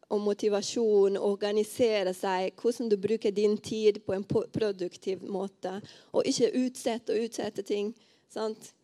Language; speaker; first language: Norwegian; non-native, fluent; Portuguese